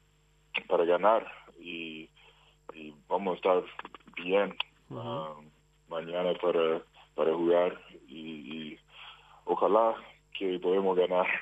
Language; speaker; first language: Spanish; non-native, fluent; English